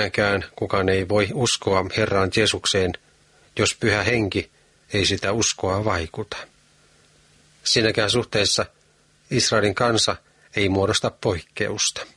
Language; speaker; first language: Finnish; native; Finnish